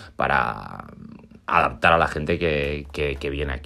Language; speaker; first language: Spanish; native; Spanish